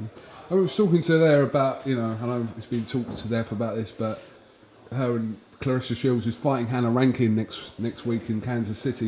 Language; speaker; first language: English; native; English